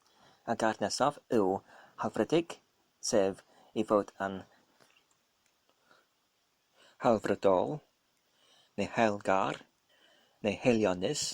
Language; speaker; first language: Welsh; non-native, learner; English